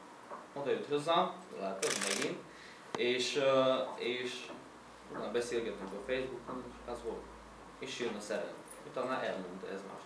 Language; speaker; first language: Hungarian; non-native, learner; Slovak